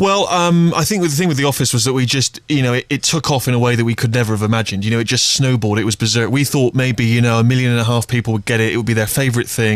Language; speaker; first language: English; native; English